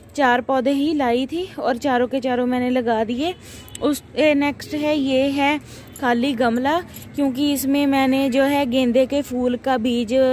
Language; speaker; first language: Hindi; non-native, local second language; Punjabi